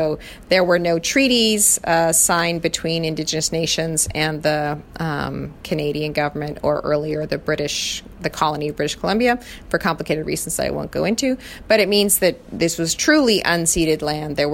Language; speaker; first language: English; native; English